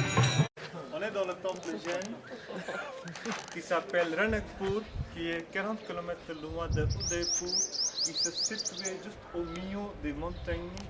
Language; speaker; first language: French; non-native, learner; Hindi